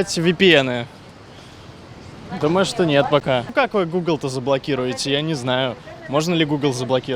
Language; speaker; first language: Russian; native; Russian